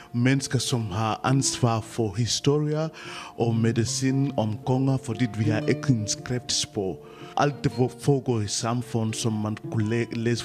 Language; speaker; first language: Danish; non-native, fluent; Mandingo